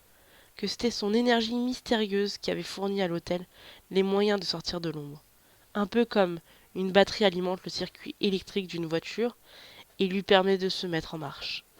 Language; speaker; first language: French; native; French